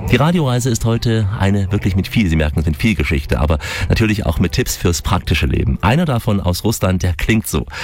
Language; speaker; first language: German; native; German